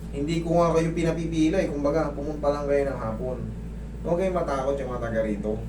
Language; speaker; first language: Filipino; native; Filipino